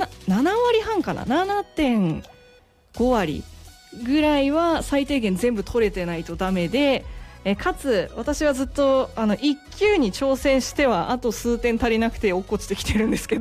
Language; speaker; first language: Japanese; native; Japanese